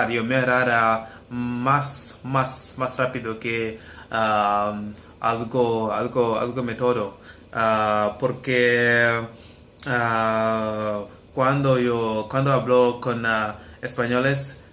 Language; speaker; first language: Spanish; non-native, learner; English